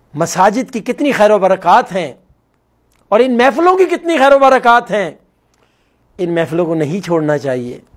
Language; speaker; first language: Urdu; non-native, local second language; Northern Hindko